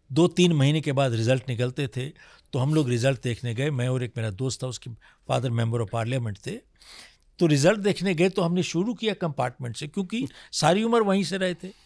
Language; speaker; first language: Hindi; native; Hindi